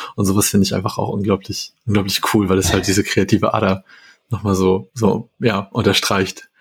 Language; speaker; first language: German; native; German